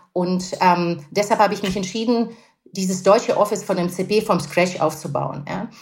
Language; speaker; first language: German; non-native, fluent; Russian